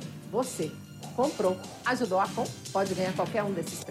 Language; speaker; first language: Portuguese; native; Portuguese